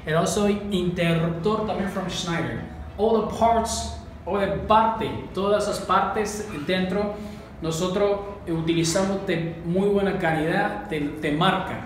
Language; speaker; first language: Spanish; non-native, learner; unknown